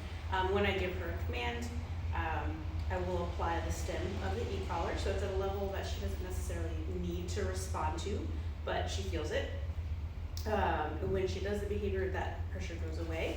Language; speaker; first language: English; native; English